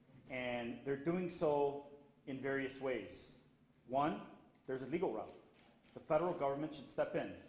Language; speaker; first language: English; early bilingual, other home language; Spanish